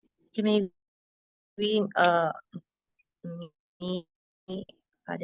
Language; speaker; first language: English; non-native, learner; Indonesian